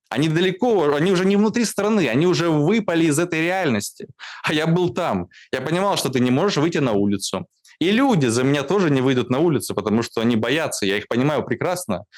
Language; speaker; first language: Russian; native; Russian